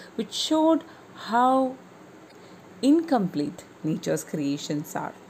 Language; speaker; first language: English; non-native, local second language; Malayalam